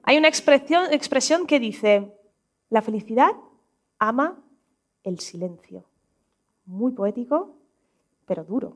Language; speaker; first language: Spanish; non-native, fluent; Russian